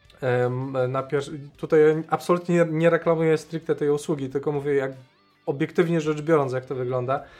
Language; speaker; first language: Polish; native; Polish